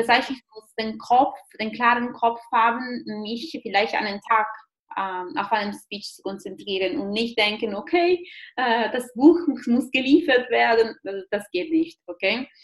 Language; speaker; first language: German; non-native, fluent; Italian